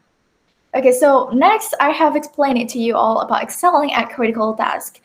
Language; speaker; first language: English; non-native, learner; Indonesian